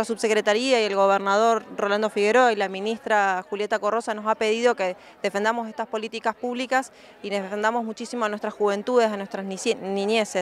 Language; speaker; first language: Spanish; native; Spanish